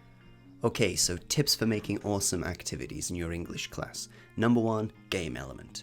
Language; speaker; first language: English; native; English